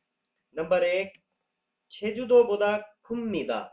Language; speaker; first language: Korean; non-native, learner; Urdu